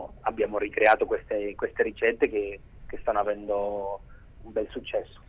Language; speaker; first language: Italian; non-native, fluent; Spanish